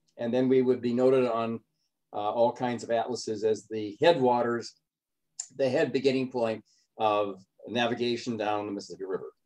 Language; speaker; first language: English; native; English